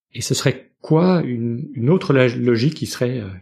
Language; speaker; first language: French; native; French